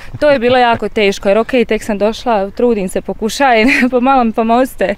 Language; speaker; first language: Croatian; native; Croatian